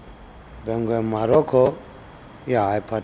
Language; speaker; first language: Spanish; non-native, learner; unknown